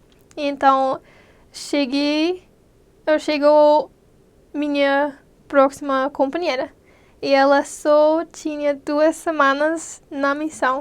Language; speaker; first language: Portuguese; non-native, fluent; English